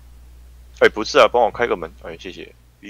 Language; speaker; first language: Chinese; native; Chinese